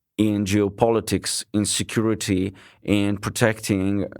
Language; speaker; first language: English; non-native, fluent; Lithuanian